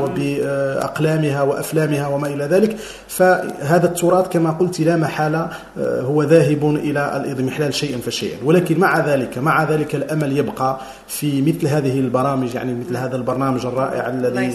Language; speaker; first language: Arabic; native; Arabic